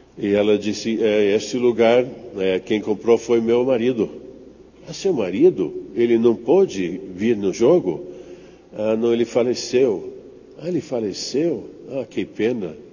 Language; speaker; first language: Portuguese; non-native, fluent; English